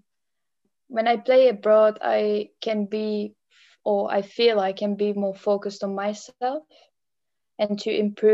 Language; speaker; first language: English; non-native, fluent; Czech